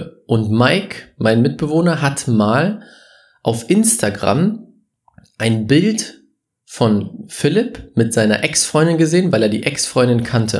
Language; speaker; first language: German; native; German